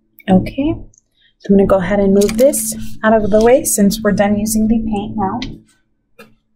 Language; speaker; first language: English; early bilingual, other home language; Spanish